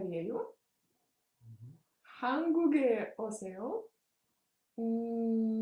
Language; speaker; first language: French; non-native, fluent; Russian